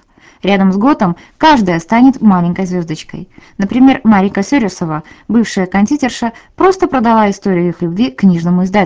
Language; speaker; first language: Russian; native; Russian